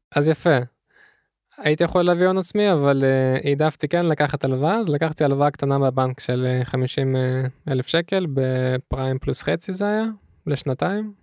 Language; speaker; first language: Hebrew; early bilingual, other home language; Russian